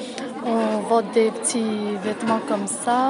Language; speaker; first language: French; non-native, learner; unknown